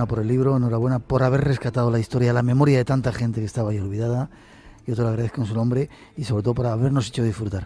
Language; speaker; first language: Spanish; native; Spanish